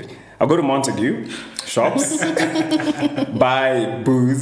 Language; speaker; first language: English; non-native, local second language; Shona